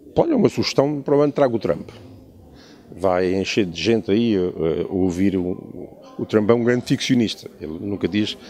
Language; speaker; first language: Portuguese; native; Portuguese